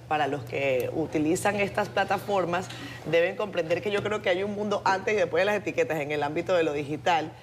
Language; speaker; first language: Spanish; native; Spanish